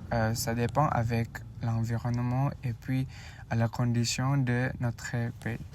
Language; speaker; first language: French; non-native, learner; Indonesian